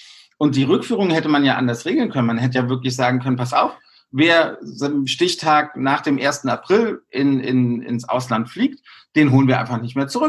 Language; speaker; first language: German; native; German